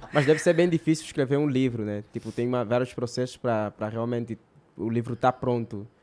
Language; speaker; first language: Portuguese; native; Portuguese